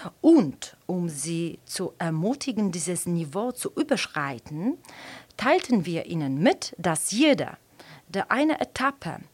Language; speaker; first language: German; non-native, fluent; Polish